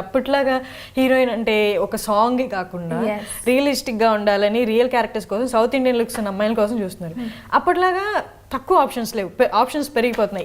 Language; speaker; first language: Telugu; native; Telugu